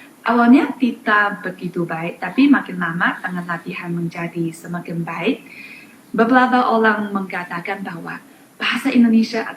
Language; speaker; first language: Indonesian; non-native, fluent; Chinese